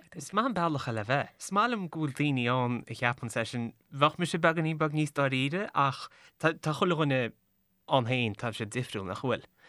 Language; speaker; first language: Irish; native; Irish